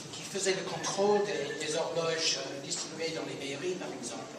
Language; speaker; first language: French; non-native, fluent; English